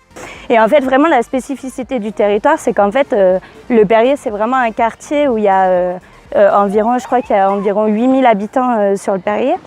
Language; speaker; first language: French; native; French